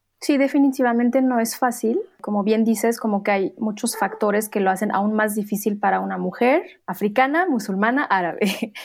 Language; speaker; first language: Spanish; non-native, fluent; Arabic